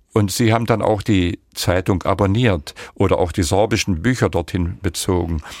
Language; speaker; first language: German; non-native, local second language; Upper Sorbian